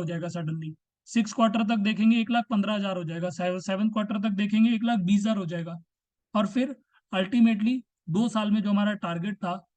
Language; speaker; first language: Hindi; native; Hindi